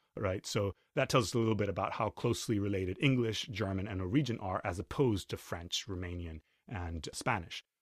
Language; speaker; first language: English; non-native, fluent; Spanish